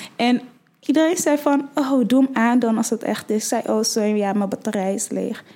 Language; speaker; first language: Dutch; early bilingual, other home language; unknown